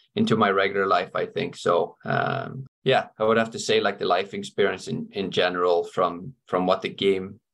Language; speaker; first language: English; non-native, fluent; Swedish